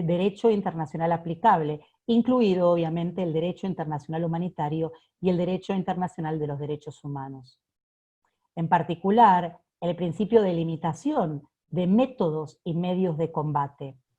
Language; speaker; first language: Spanish; native; Spanish